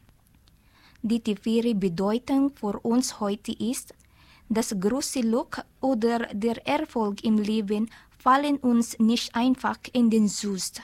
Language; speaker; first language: German; non-native, learner; Filipino